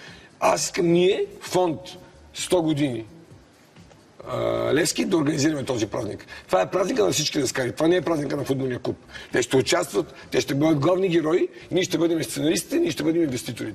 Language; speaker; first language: Bulgarian; native; Bulgarian